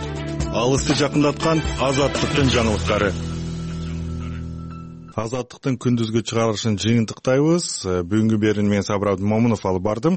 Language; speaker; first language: Kyrgyz; native; Kyrgyz